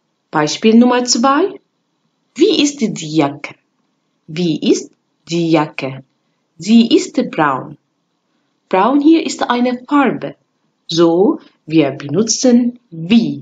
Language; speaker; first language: German; non-native, fluent; Arabic